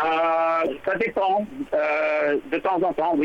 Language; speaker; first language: French; non-native, learner; English